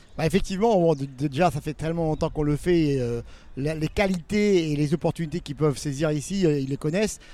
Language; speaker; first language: French; native; French